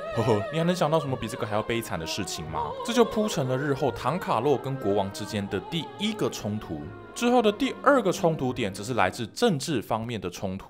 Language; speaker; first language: Chinese; native; Chinese